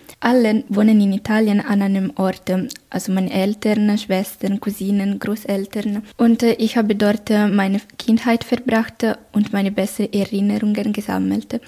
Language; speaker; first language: German; non-native, fluent; Italian